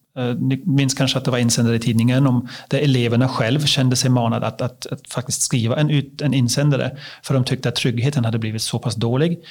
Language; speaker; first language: Swedish; non-native, learner; German